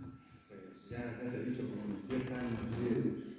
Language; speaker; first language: Spanish; native; Spanish